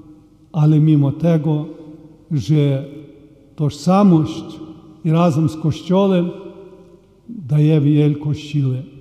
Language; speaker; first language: Polish; early bilingual, heritage; Polish